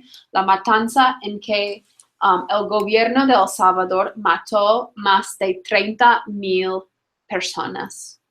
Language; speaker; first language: Spanish; non-native, fluent; English